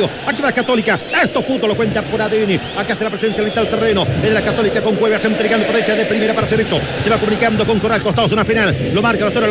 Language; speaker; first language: Spanish; native; Spanish